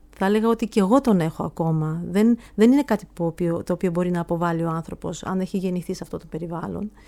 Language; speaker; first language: Greek; early bilingual, heritage; Greek